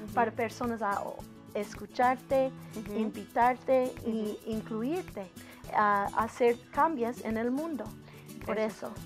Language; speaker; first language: Spanish; non-native, learner; English